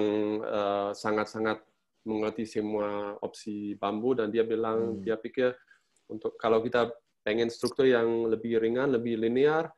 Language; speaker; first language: Indonesian; non-native, fluent; German